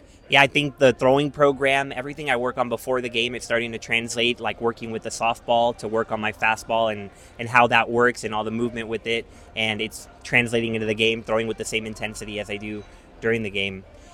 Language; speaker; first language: English; native; English